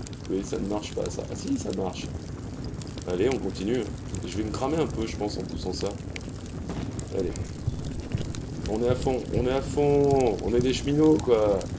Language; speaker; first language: French; native; French